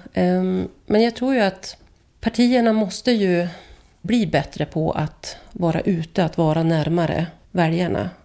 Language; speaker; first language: Swedish; native; Swedish